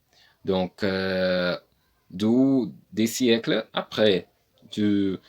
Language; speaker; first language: French; non-native, learner; Portuguese